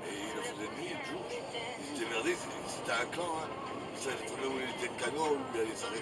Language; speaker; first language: French; native; French